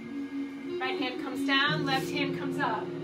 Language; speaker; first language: English; native; English